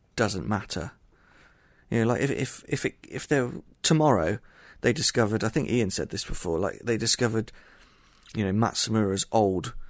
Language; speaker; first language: English; native; English